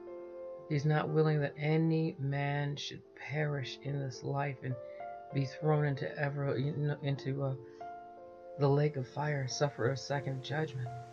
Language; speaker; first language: English; native; English